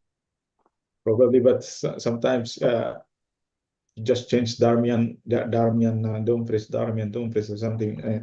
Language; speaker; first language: English; non-native, fluent; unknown